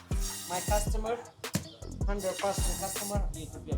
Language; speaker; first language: English; non-native, learner; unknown